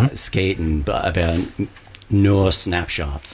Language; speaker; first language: German; non-native, learner; English